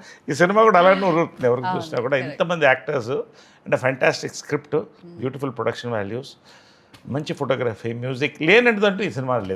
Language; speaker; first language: Telugu; native; Telugu